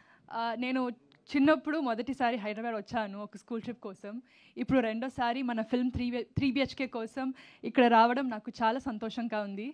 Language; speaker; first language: Telugu; non-native, learner; Tamil